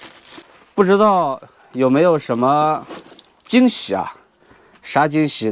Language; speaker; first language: Chinese; native; Chinese